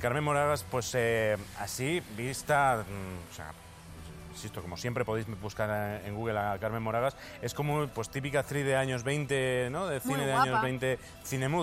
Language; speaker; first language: Spanish; native; Spanish